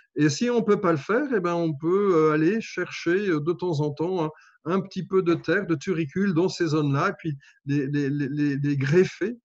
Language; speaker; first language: French; native; French